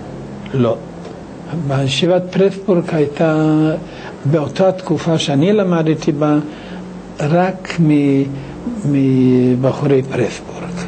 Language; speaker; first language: Hebrew; non-native, fluent; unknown